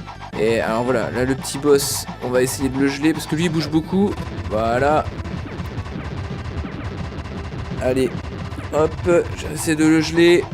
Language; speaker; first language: French; native; French